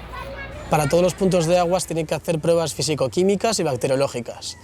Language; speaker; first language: Spanish; native; Spanish